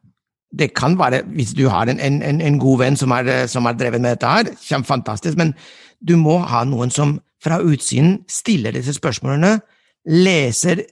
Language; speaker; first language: Norwegian; non-native, fluent; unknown